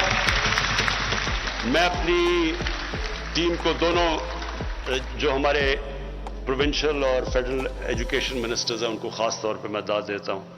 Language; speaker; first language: Urdu; native; Urdu